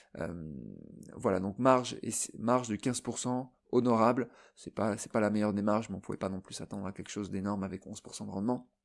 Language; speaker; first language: French; native; French